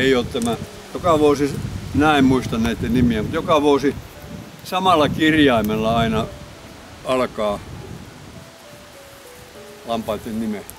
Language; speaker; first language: Finnish; native; Finnish